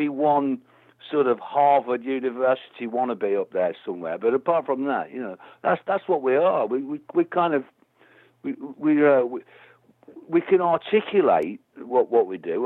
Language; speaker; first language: English; native; English